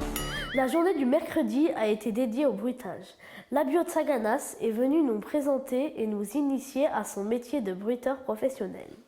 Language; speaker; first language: French; native; French